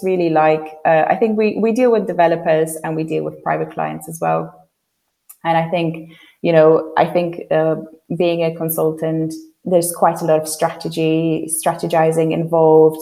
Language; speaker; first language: English; non-native, fluent; Polish